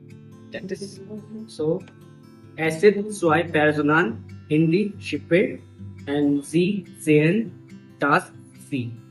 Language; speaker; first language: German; non-native, learner; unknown